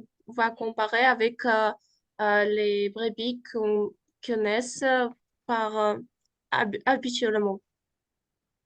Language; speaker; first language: French; non-native, fluent; Uzbek